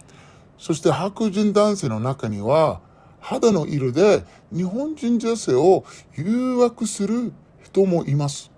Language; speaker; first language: Japanese; non-native, learner; Arabic